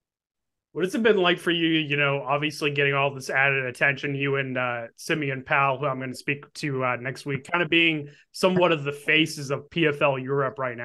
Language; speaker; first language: English; native; English